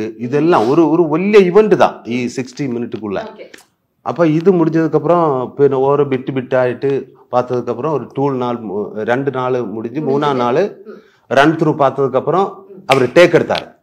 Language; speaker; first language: Tamil; non-native, learner; Malayalam